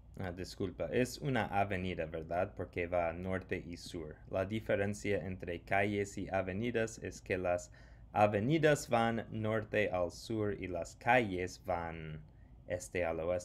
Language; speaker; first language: Spanish; non-native, fluent; English